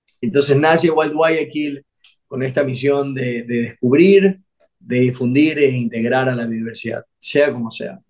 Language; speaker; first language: Spanish; native; Spanish